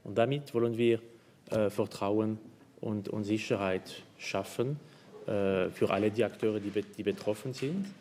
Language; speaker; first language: German; non-native, local second language; French